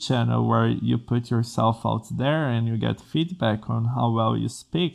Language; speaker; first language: English; non-native, fluent; Portuguese